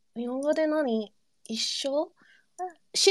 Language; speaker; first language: Japanese; non-native, learner; English